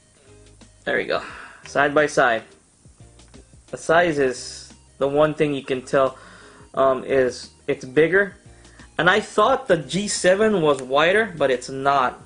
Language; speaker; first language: English; native; English